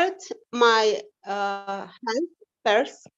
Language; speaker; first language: English; non-native, learner; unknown